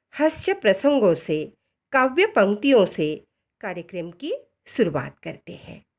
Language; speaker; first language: Hindi; non-native, local second language; Marathi